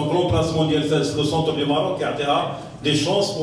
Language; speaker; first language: French; non-native, local second language; Arabic